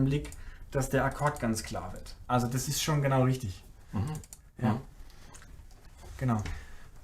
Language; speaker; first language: German; native; German